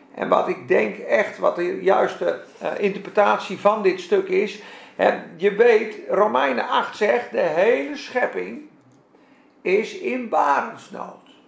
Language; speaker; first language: Dutch; non-native, fluent; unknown